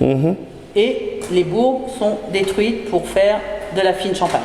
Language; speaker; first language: French; native; French